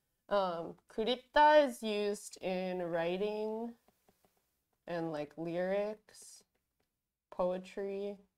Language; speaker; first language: English; native; English